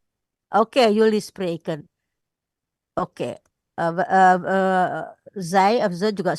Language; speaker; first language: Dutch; non-native, fluent; Indonesian